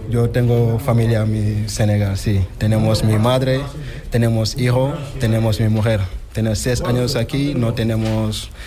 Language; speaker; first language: Spanish; non-native, learner; Wolof